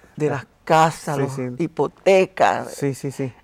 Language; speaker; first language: Spanish; native; Spanish